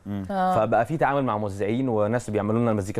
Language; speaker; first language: Arabic; native; Arabic